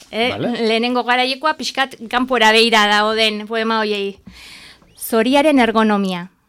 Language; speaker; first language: Basque; native; Basque